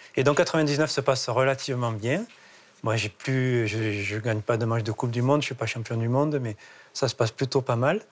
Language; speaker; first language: French; native; French